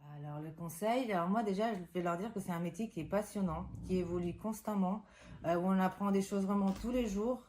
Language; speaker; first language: French; non-native, fluent; Spanish